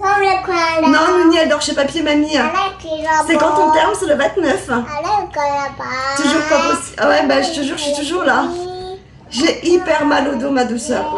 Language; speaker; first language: French; native; French